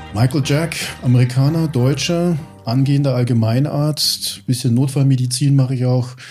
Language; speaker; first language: German; early bilingual, other home language; English